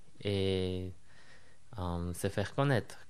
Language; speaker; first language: French; non-native, fluent; Japanese